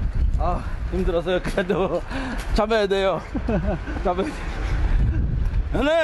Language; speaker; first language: Korean; non-native, learner; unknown